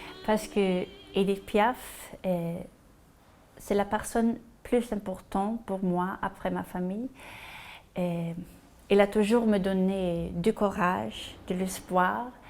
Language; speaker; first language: French; non-native, fluent; Swedish